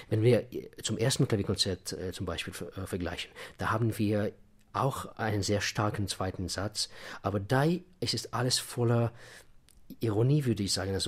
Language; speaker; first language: German; non-native, fluent; Russian